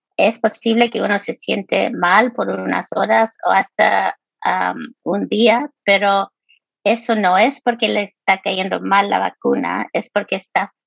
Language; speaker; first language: Spanish; early bilingual, heritage; Spanish